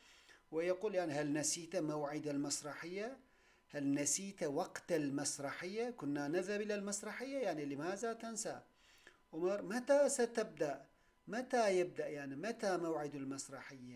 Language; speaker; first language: Arabic; non-native, fluent; Turkish